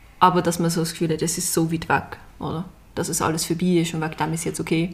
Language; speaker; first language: German; native; German